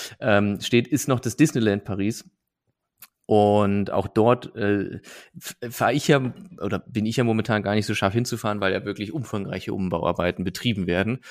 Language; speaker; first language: German; native; German